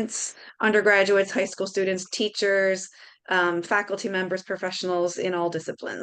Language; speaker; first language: English; native; English